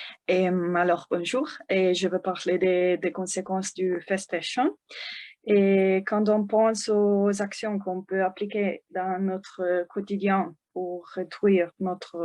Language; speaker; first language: French; non-native, learner; Spanish